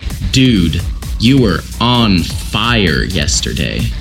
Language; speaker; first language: English; native; English